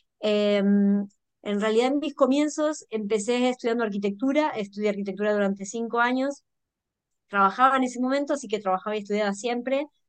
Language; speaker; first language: Spanish; native; Spanish